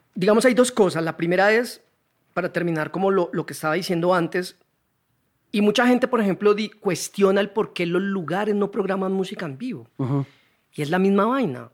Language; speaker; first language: Spanish; native; Spanish